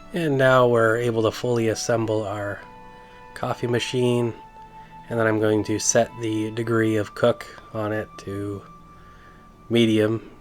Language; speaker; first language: English; native; English